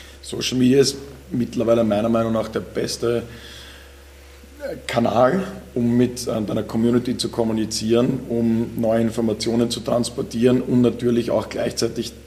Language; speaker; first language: German; native; German